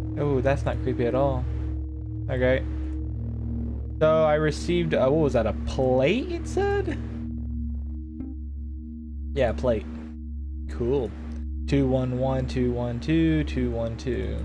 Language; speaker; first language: English; native; English